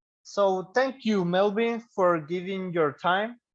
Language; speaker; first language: English; non-native, learner; Spanish